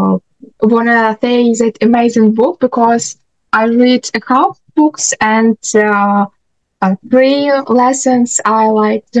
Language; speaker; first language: English; non-native, learner; Russian